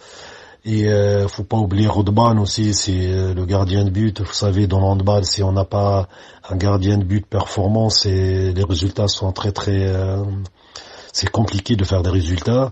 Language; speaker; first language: French; non-native, local second language; Arabic